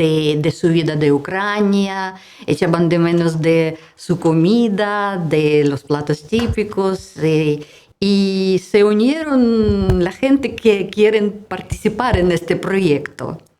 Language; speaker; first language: Spanish; non-native, learner; Russian